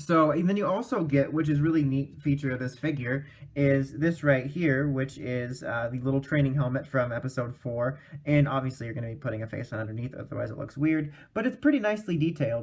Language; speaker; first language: English; native; English